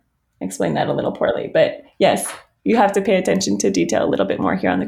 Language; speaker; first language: English; native; English